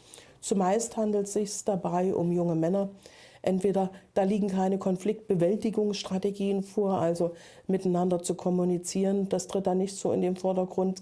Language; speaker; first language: German; native; German